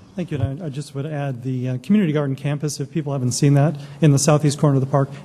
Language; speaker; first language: English; native; English